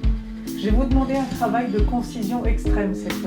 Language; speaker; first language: French; native; French